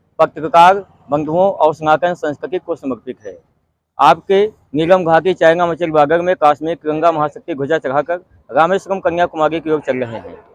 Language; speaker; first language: Hindi; native; Hindi